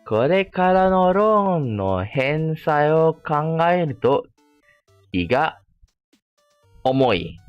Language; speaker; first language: Japanese; non-native, fluent; Malay